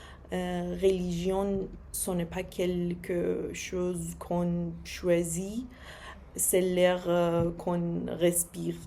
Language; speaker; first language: French; non-native, fluent; Persian